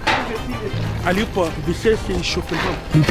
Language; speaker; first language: Swedish; non-native, fluent; Arabic